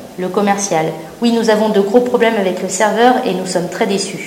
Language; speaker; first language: French; native; French